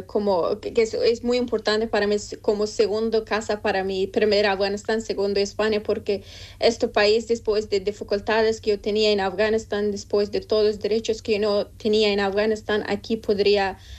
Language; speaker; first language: Spanish; non-native, learner; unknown